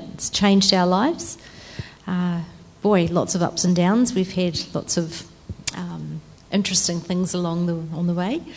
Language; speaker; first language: English; native; English